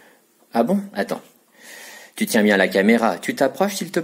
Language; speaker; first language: French; native; French